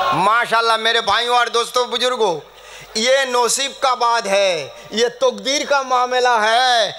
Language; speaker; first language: Hindi; non-native, local second language; Bangla